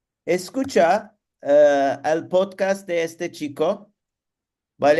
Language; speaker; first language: Spanish; non-native, learner; Turkish